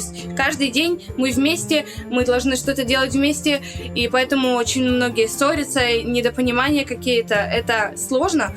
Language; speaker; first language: Russian; early bilingual, other home language; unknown